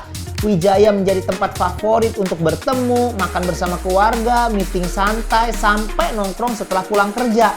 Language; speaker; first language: Indonesian; native; Indonesian